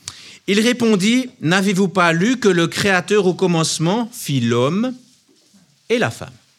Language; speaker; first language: French; native; French